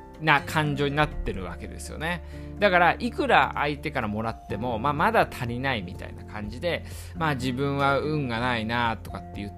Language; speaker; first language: Japanese; native; Japanese